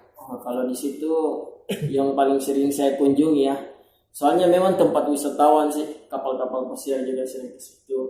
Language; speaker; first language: Indonesian; native; Indonesian